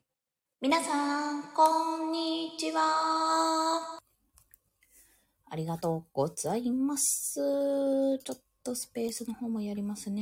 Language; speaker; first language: Japanese; native; Japanese